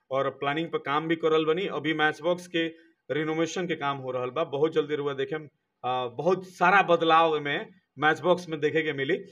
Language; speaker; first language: Bhojpuri; native; Bhojpuri